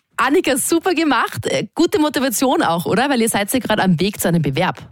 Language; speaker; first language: German; native; German